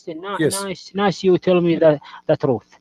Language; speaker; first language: English; non-native, learner; Arabic